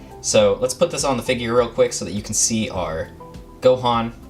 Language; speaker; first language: English; native; English